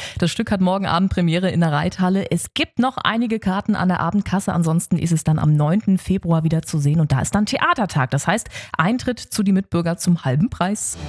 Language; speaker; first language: German; native; German